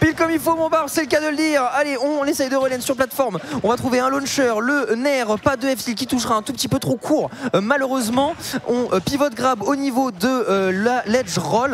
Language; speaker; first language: French; native; French